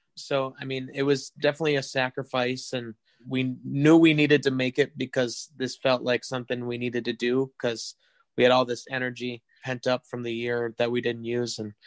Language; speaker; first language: English; native; English